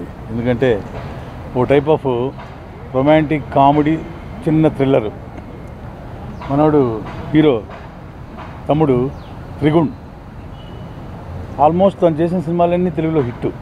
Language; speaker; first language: Telugu; native; Telugu